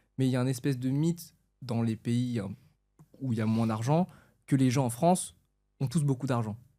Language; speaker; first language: French; native; French